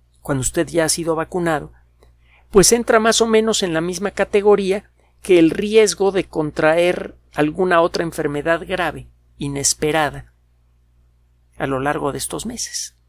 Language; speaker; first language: Spanish; native; Spanish